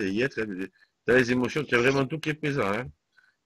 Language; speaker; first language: French; native; French